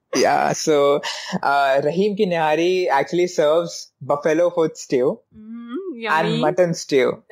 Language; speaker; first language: English; non-native, local second language; Hindi